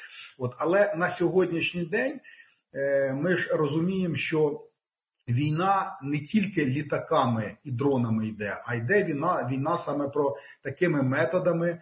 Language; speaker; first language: Ukrainian; native; Ukrainian